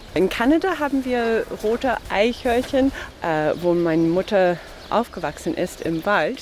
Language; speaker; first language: German; non-native, fluent; English